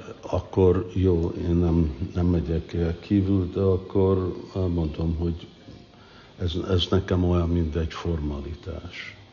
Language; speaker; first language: Hungarian; early bilingual, heritage; English